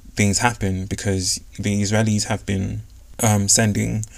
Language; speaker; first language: English; non-native, local second language; Yoruba